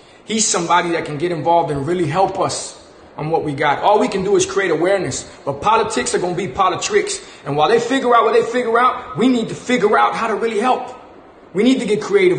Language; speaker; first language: English; early bilingual, other home language; Spanish